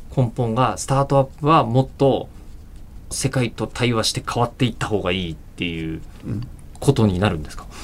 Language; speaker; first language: Japanese; native; Japanese